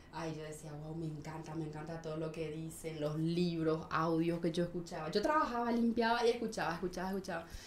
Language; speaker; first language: Spanish; native; Spanish